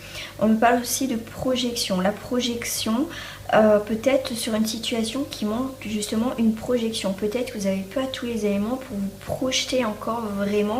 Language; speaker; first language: French; native; French